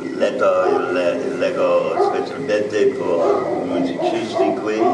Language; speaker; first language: Italian; non-native, learner; English